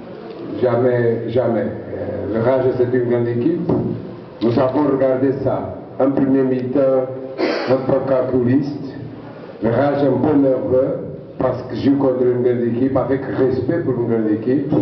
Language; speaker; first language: French; non-native, fluent; Portuguese